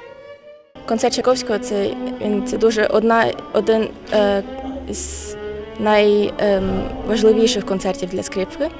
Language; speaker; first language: Ukrainian; non-native, fluent; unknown